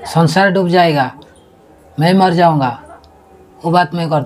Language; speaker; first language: Hindi; non-native, local second language; Odia